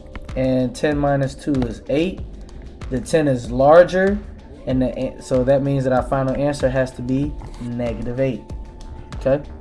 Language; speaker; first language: English; native; English